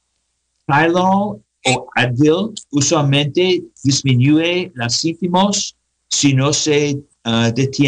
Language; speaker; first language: Spanish; non-native, learner; English